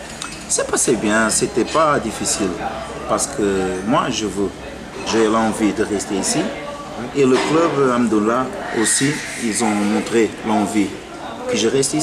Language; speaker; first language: French; non-native, fluent; Portuguese